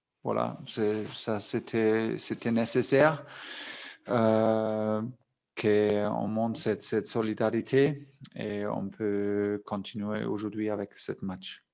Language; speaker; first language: French; non-native, fluent; German